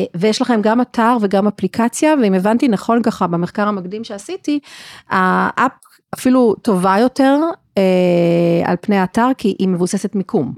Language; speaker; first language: Hebrew; non-native, fluent; English